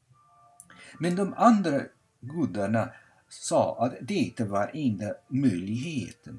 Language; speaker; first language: Swedish; non-native, fluent; English